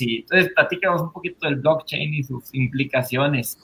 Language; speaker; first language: Spanish; native; Spanish